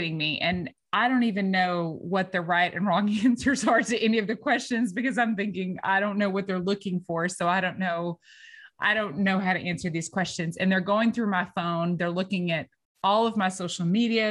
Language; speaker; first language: English; native; English